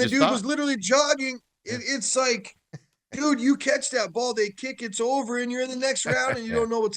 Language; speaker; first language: English; native; English